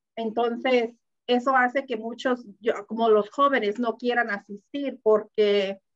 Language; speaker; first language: Spanish; early bilingual, heritage; Spanish